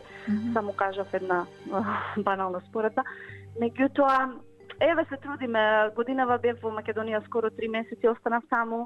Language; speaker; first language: Macedonian; native; Macedonian